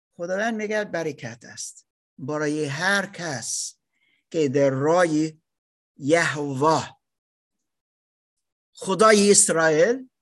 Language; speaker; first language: Persian; non-native, learner; German